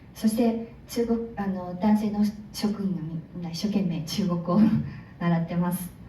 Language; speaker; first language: Japanese; non-native, fluent; Korean